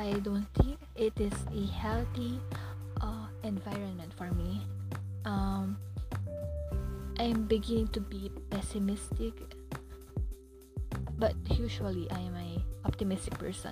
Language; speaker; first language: English; non-native, local second language; Filipino